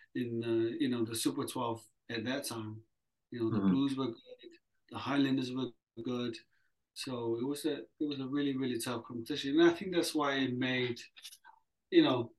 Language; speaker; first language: English; early bilingual, other home language; Samoan